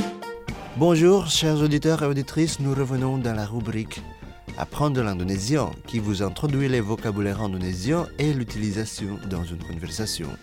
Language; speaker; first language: French; non-native, fluent; Indonesian